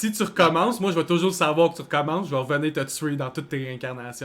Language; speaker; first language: French; native; French